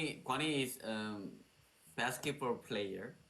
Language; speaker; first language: English; non-native, learner; Korean